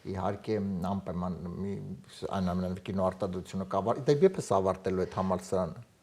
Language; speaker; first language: Armenian; native; Armenian